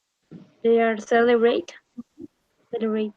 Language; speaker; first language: English; non-native, learner; Spanish